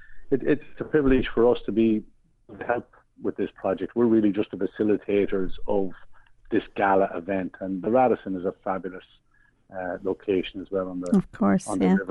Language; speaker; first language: English; native; English